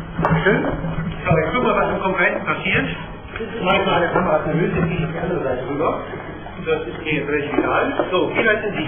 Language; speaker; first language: German; native; German